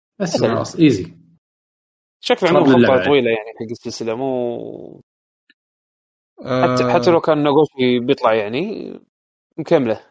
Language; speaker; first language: Arabic; native; Arabic